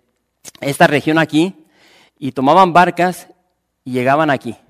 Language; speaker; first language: Spanish; native; Spanish